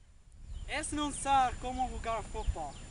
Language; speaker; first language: Spanish; non-native, learner; English